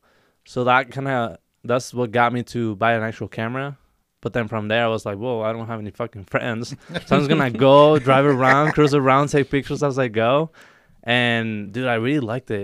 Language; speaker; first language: English; non-native, fluent; Spanish